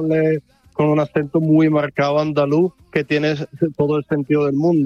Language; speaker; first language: Spanish; non-native, fluent; Italian